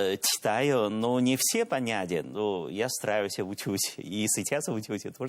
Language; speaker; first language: Russian; non-native, learner; Chinese